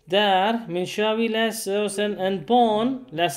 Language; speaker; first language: Swedish; non-native, learner; Urdu